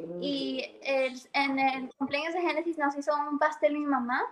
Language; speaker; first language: Spanish; early bilingual, heritage; Spanish